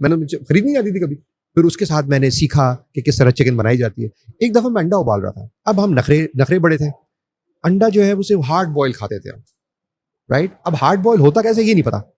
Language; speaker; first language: Urdu; native; Urdu